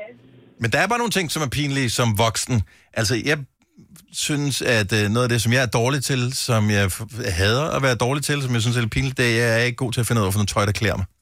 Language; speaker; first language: Danish; native; Danish